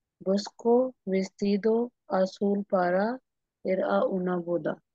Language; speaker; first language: Spanish; non-native, learner; Urdu